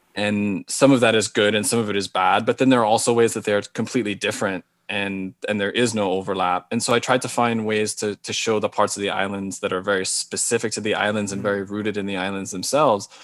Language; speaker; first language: English; native; English